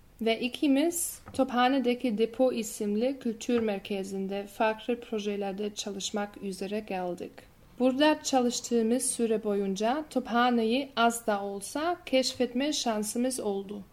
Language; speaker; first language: Turkish; non-native, learner; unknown